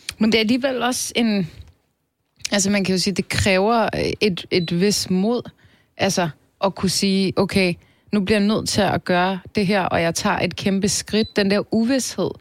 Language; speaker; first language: Danish; early bilingual, other home language; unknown